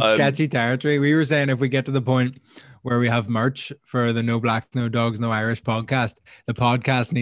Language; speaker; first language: English; native; English